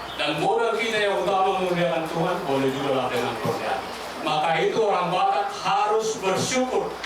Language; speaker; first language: Indonesian; non-native, local second language; Batak Toba